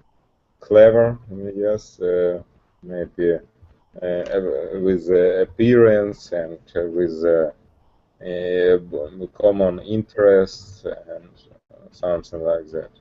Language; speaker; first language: English; non-native, learner; Russian